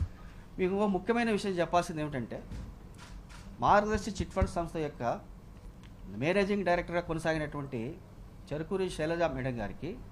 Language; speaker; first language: Telugu; native; Telugu